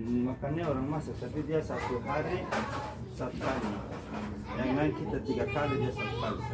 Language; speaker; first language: Indonesian; non-native, learner; Persian